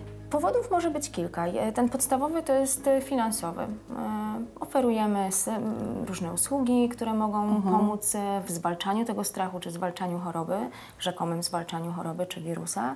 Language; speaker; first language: Polish; native; Polish